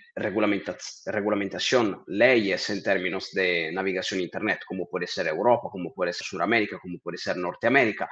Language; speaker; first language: Spanish; non-native, fluent; Italian